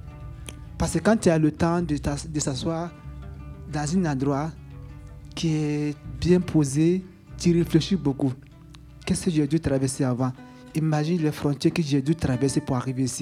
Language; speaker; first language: French; non-native, learner; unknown